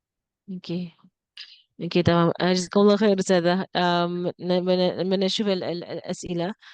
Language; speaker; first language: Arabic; non-native, fluent; English